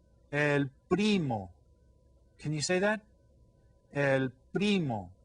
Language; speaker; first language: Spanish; non-native, fluent; English